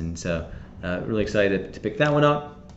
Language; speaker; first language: English; native; English